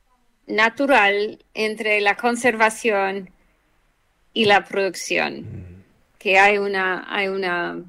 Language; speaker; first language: Spanish; non-native, fluent; English